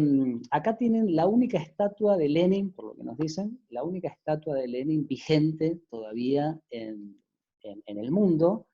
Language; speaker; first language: Spanish; native; Spanish